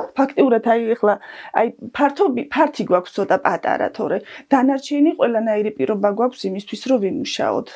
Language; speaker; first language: Georgian; native; Georgian